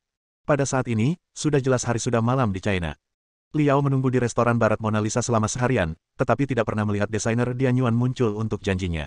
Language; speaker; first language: Indonesian; native; Indonesian